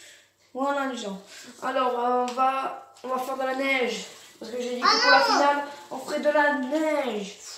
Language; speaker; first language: French; native; French